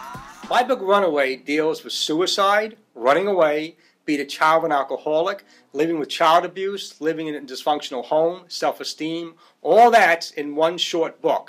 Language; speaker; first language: English; native; English